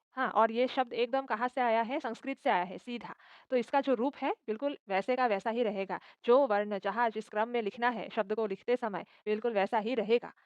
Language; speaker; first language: Hindi; non-native, local second language; Assamese